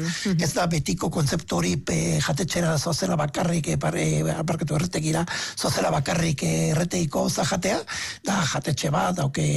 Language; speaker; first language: Basque; native; Basque